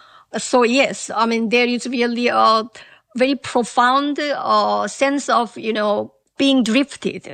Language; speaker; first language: English; non-native, fluent; Korean